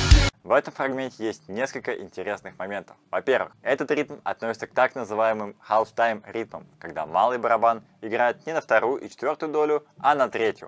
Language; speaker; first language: Russian; native; Russian